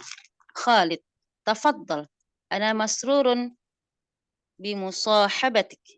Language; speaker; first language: Arabic; non-native, learner; Indonesian